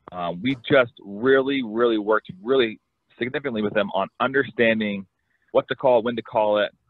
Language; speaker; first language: English; native; English